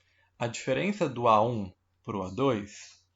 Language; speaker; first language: Portuguese; native; Portuguese